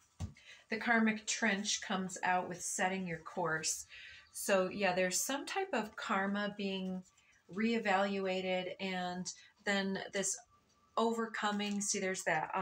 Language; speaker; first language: English; native; English